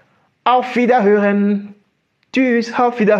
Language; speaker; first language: German; non-native, fluent; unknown